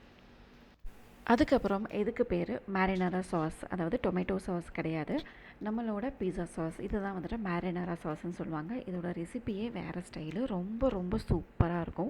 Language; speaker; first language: Tamil; native; Tamil